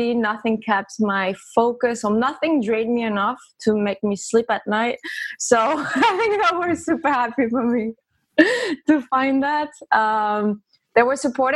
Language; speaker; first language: English; early bilingual, other home language; French